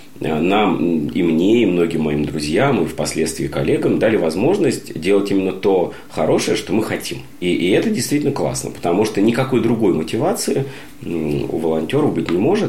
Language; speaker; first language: Russian; native; Russian